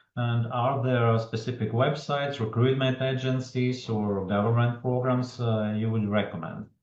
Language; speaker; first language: English; non-native, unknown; Latvian